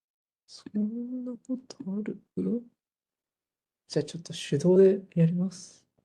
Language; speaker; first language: Japanese; native; Japanese